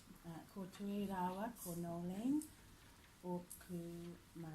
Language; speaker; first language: Māori; non-native, learner; English